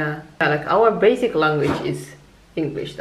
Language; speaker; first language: English; non-native, local second language; Japanese